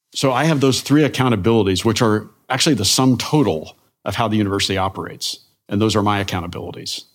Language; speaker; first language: English; native; English